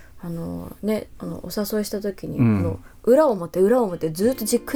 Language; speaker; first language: Japanese; native; Japanese